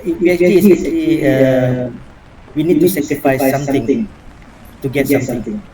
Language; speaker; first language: English; non-native, local second language; Malay